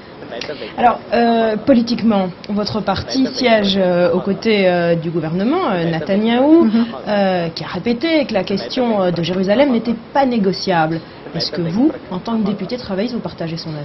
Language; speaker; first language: French; native; French